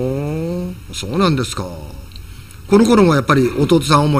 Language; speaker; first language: Japanese; native; Japanese